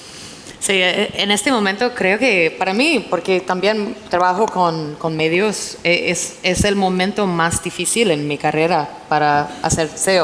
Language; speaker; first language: Spanish; non-native, fluent; English